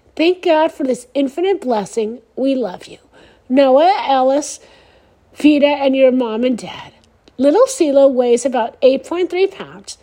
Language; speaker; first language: English; native; English